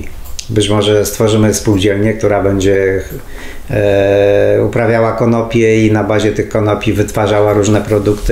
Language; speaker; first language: Polish; native; Polish